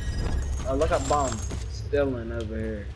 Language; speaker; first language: English; native; English